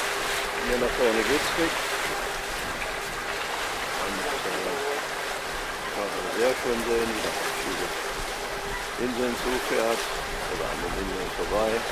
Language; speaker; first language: German; native; German